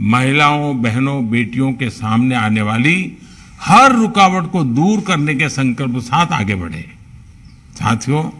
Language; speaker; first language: Hindi; non-native, local second language; Gujarati